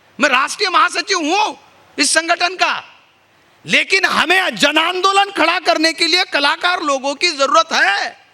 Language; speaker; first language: Hindi; non-native, local second language; Marathi